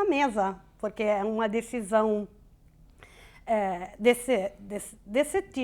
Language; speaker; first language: Portuguese; non-native, fluent; Italian